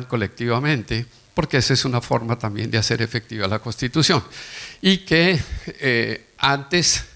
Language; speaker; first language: Spanish; native; Spanish